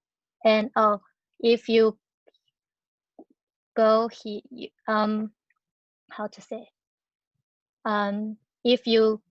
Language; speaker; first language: English; non-native, learner; Chinese